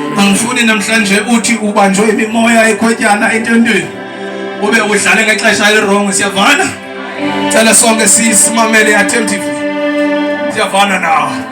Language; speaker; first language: Zulu; non-native, local second language; Xhosa